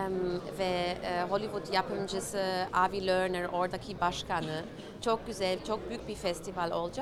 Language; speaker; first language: Turkish; early bilingual, heritage; German